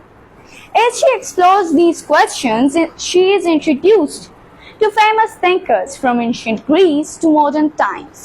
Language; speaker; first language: English; non-native, local second language; Baluchi